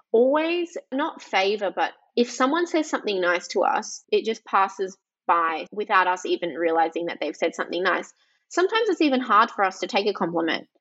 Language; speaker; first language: English; early bilingual, other home language; Greek